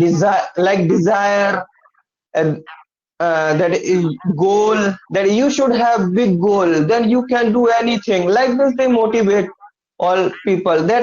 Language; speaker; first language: English; non-native, learner; Hindi